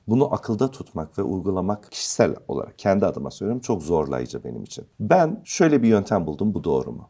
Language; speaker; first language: Turkish; native; Turkish